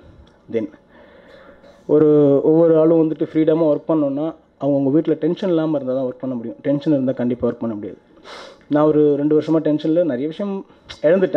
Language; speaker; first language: Tamil; native; Tamil